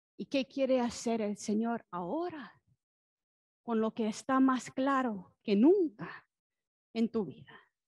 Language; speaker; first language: Spanish; non-native, fluent; English